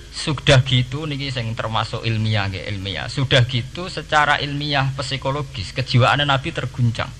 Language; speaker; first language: Indonesian; non-native, local second language; Javanese